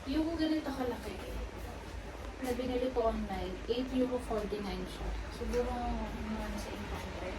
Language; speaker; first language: Filipino; native; Filipino